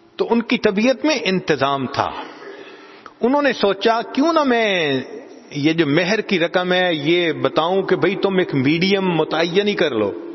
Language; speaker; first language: Urdu; non-native, local second language; Punjabi